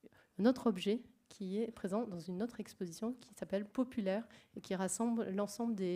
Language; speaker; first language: French; native; French